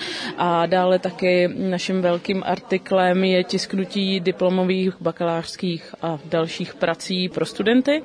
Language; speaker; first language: Czech; native; Czech